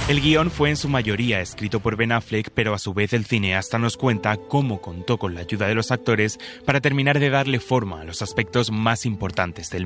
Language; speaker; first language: Spanish; native; Spanish